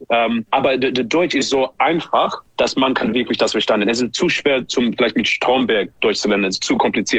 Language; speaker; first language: German; non-native, learner; English